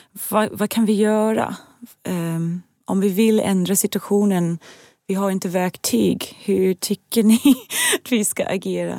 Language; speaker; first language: Swedish; non-native, fluent; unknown